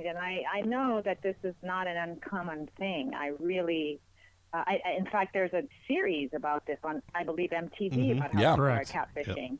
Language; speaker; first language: English; non-native, fluent; Spanish